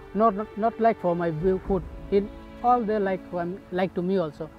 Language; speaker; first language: English; non-native, learner; Bangla